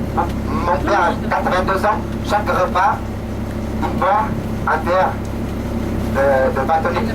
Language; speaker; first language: French; non-native, learner; Vietnamese